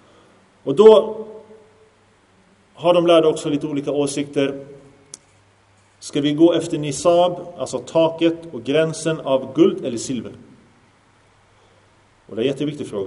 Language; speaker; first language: Swedish; early bilingual, other home language; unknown